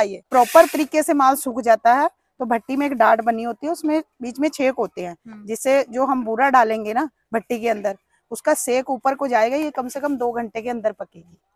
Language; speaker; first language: Hindi; native; Hindi